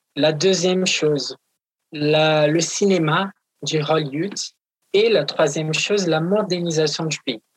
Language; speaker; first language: French; non-native, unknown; Portuguese